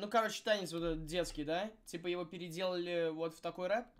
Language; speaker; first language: Russian; native; Russian